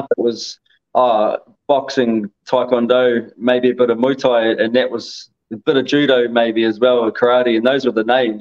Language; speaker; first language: English; native; English